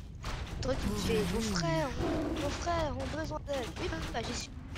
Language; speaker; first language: French; native; French